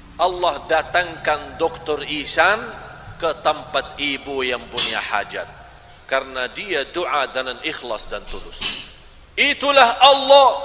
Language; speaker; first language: Malay; non-native, fluent; Arabic